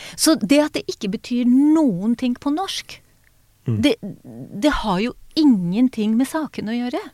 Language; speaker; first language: Norwegian; non-native, fluent; Hebrew